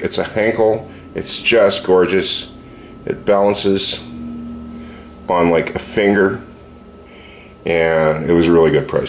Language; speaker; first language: English; native; English